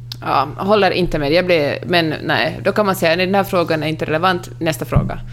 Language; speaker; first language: Swedish; native; Swedish